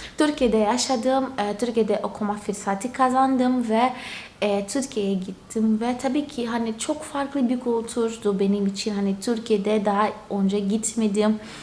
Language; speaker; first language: Turkish; non-native, fluent; Portuguese